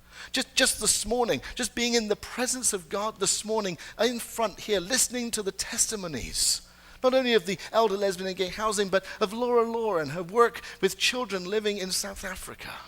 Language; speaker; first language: English; native; English